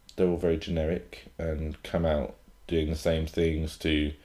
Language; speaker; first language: English; native; English